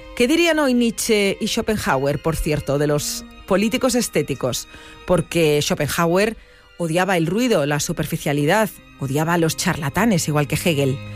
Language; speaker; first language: Spanish; native; Spanish